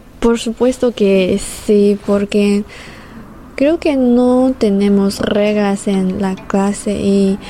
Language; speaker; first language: Spanish; non-native, fluent; Chinese